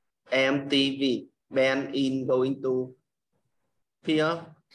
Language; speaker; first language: English; non-native, learner; Vietnamese